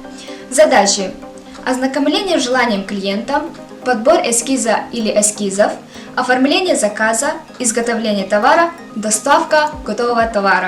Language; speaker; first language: Russian; non-native, local second language; Yakut